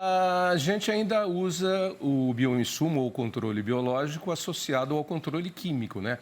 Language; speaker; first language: Portuguese; native; Portuguese